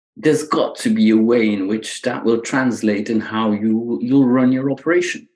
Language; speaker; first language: English; non-native, fluent; Dutch